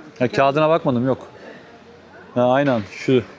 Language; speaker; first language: Turkish; native; Turkish